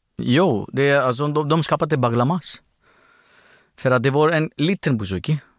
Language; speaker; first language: Swedish; non-native, fluent; Greek